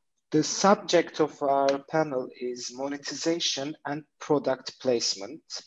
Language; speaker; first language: English; non-native, fluent; Turkish